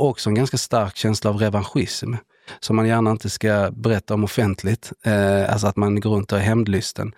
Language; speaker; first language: Swedish; native; Swedish